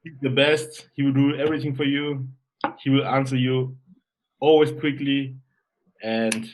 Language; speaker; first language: English; non-native, fluent; German